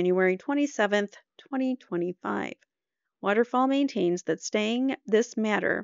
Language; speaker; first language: English; native; English